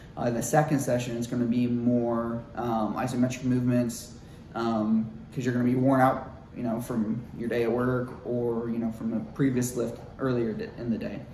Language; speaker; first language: English; native; English